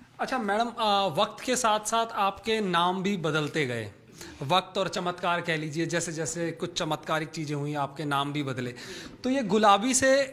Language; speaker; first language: Hindi; native; Hindi